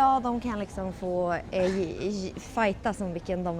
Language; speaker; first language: Swedish; native; Swedish